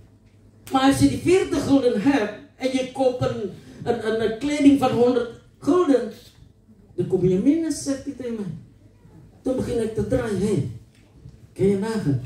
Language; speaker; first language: Dutch; non-native, learner; Indonesian